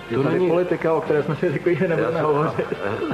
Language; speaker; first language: Czech; native; Czech